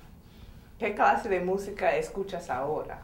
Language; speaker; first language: Spanish; non-native, fluent; English